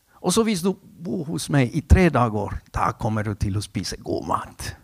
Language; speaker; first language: Norwegian; non-native, fluent; Spanish